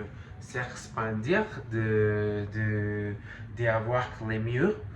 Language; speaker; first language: French; non-native, learner; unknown